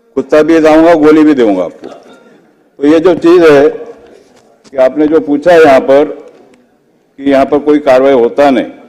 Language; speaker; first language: Hindi; non-native, local second language; Marathi